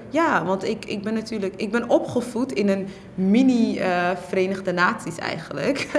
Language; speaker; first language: Dutch; early bilingual, other home language; Somali